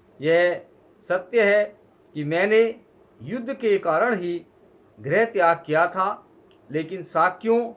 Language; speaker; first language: Hindi; native; Hindi